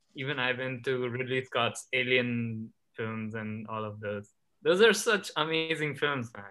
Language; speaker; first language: English; non-native, local second language; Gujarati